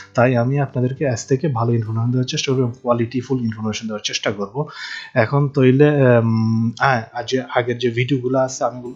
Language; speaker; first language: Bangla; native; Bangla